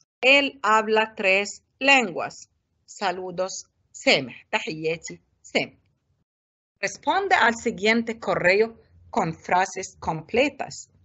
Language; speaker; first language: Spanish; non-native, fluent; Arabic